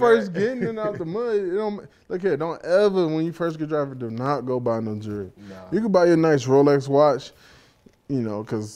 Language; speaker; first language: English; native; English